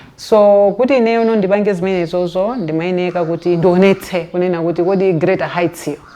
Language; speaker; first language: Nyanja; native; Nyanja